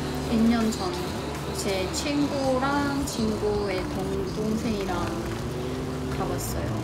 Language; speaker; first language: Korean; non-native, fluent; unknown